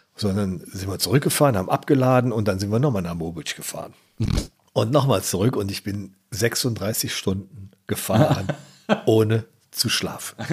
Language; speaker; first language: German; native; German